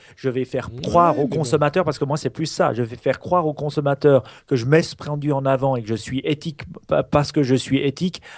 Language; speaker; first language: French; native; French